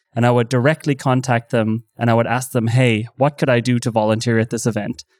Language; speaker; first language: English; native; English